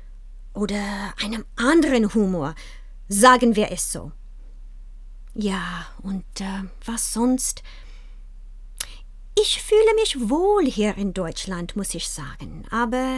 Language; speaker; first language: German; non-native, fluent; English